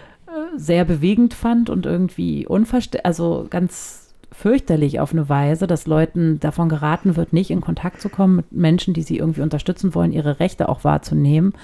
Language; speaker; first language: German; native; German